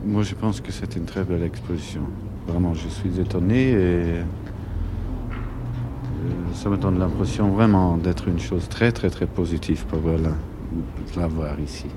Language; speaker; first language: French; non-native, fluent; German